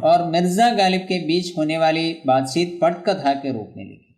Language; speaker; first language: Hindi; non-native, local second language; Malayalam